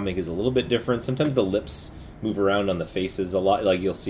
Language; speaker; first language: English; native; English